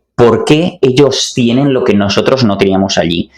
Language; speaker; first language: Spanish; non-native, local second language; Catalan